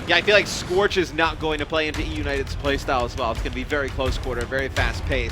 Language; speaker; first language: English; native; English